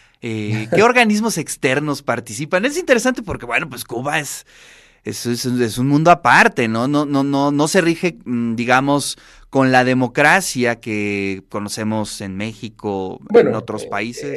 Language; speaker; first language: Spanish; native; Spanish